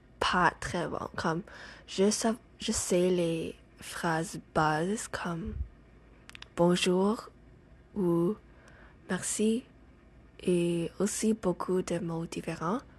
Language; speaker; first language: French; non-native, learner; English